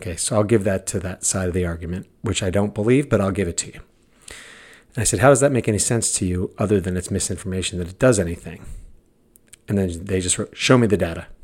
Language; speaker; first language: English; native; English